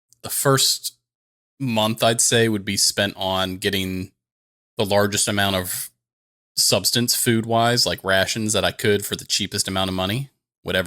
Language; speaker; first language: English; native; English